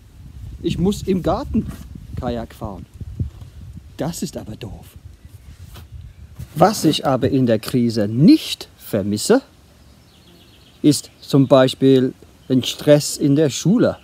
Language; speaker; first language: German; non-native, fluent; English